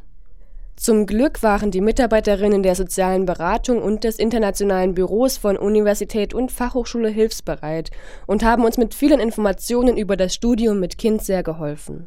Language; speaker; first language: German; non-native, fluent; Chinese